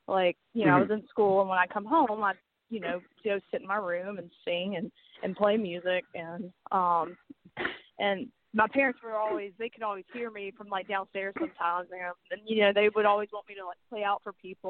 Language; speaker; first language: English; native; English